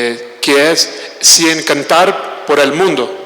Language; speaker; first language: Spanish; non-native, fluent; Portuguese